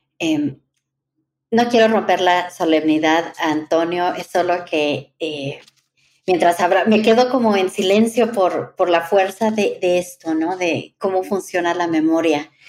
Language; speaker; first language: Spanish; native; Spanish